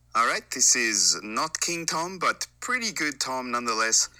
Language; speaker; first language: English; native; English